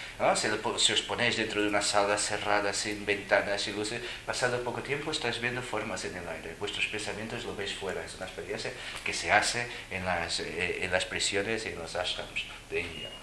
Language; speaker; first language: Spanish; non-native, fluent; Portuguese